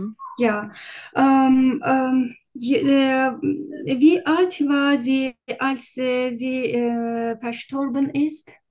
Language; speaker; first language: German; non-native, learner; Turkish